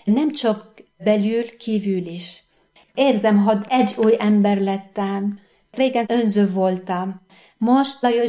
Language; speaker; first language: Hungarian; non-native, fluent; Arabic